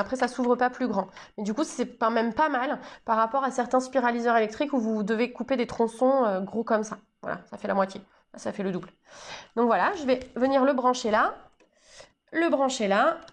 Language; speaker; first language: French; native; French